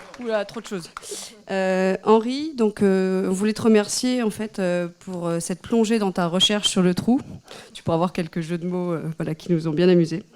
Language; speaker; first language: French; native; French